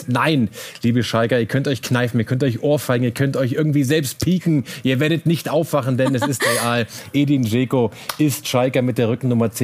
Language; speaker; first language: German; native; German